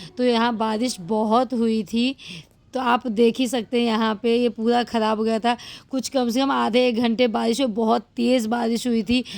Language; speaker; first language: Hindi; native; Hindi